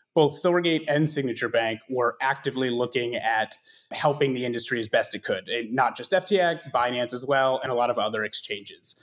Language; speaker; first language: English; native; English